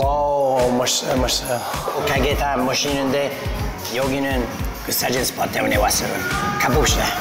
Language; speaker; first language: Korean; non-native, fluent; English